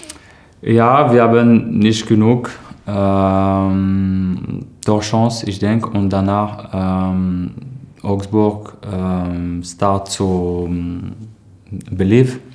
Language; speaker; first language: German; non-native, learner; French